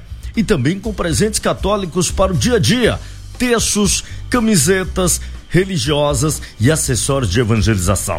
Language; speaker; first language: Portuguese; native; Portuguese